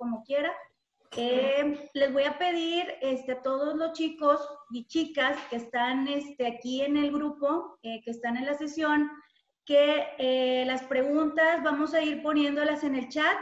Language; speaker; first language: Spanish; native; Spanish